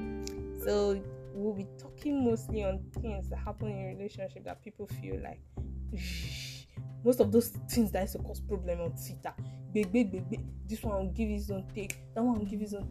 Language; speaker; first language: English; non-native, local second language; Igbo